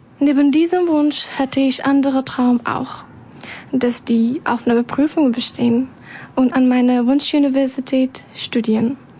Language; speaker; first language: German; non-native, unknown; Persian